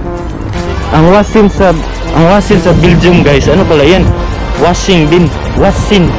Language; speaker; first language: Filipino; non-native, local second language; Cebuano